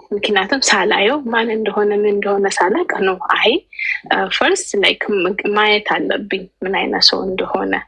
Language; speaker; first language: Amharic; native; Amharic